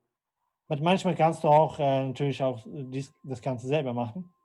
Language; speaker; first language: German; non-native, fluent; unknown